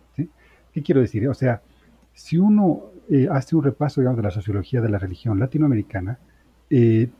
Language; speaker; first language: Spanish; native; Spanish